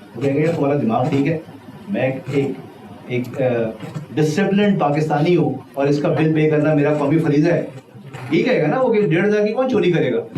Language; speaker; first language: Urdu; non-native, local second language; Punjabi